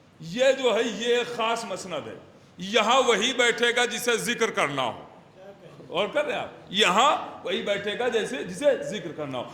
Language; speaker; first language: Urdu; native; Urdu